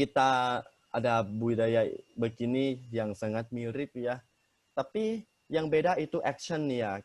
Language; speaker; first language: Indonesian; non-native, fluent; Thai